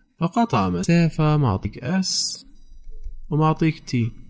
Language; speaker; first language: Arabic; native; Arabic